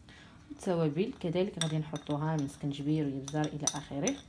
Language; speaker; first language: Arabic; native; Arabic